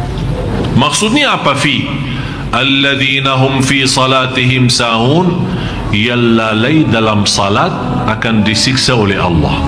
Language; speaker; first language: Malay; non-native, fluent; Arabic